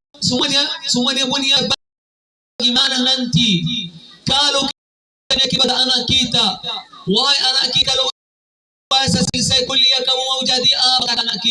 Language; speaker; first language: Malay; non-native, fluent; Arabic